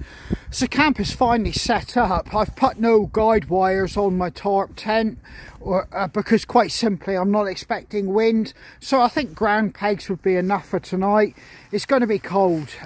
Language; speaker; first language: English; native; English